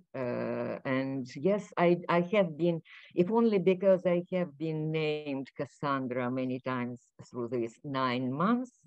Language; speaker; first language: English; non-native, fluent; Ukrainian